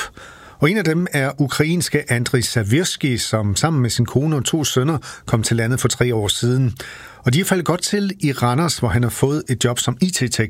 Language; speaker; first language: Danish; native; Danish